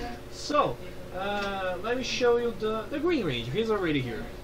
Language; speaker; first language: English; non-native, fluent; Portuguese